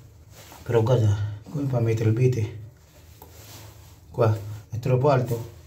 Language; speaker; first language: Italian; non-native, learner; Filipino